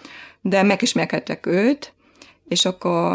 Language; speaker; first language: Hungarian; non-native, fluent; German